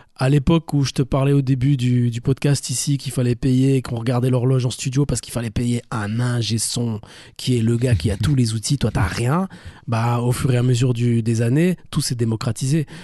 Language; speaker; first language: French; native; French